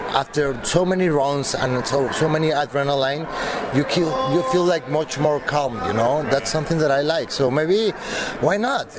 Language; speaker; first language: English; non-native, fluent; Spanish